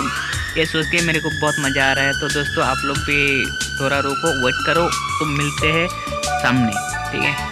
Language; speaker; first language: Hindi; non-native, local second language; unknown